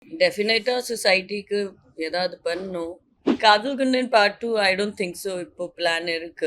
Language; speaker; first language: Tamil; non-native, fluent; Hindi